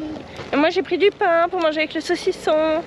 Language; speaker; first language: French; native; French